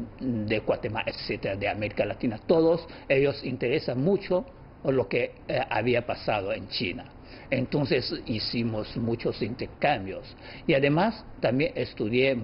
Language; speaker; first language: Spanish; non-native, fluent; Chinese